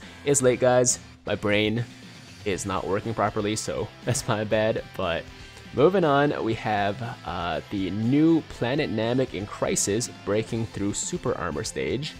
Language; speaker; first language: English; native; English